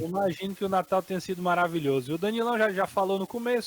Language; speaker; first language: Portuguese; native; Portuguese